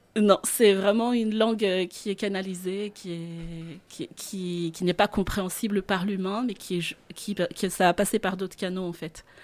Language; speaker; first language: French; non-native, local second language; Malagasy